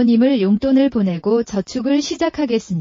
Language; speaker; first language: Korean; non-native, learner; Nepali